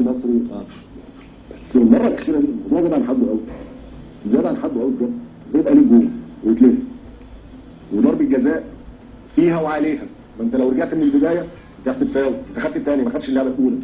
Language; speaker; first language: Arabic; native; Arabic